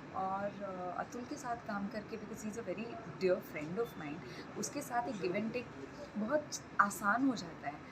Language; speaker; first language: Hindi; non-native, local second language; Marathi